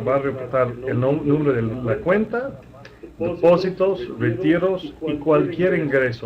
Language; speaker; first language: Spanish; non-native, fluent; English